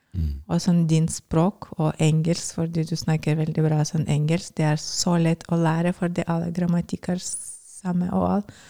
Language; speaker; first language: Norwegian; non-native, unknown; Lithuanian